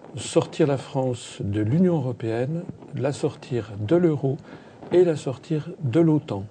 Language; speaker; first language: French; native; French